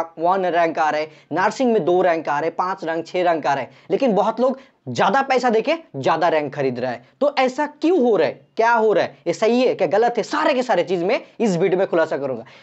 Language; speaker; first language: Hindi; non-native, local second language; Bangla